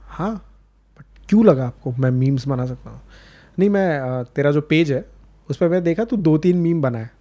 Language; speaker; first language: Hindi; non-native, local second language; Marathi